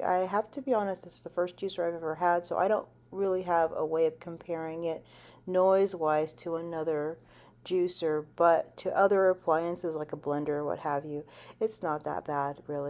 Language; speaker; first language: English; native; English